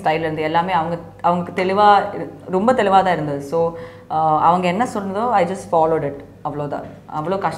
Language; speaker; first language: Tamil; non-native, fluent; Malayalam